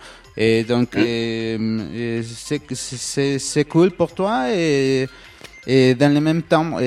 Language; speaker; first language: French; non-native, learner; Spanish